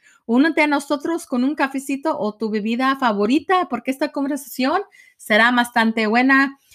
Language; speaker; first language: Spanish; early bilingual, heritage; Spanish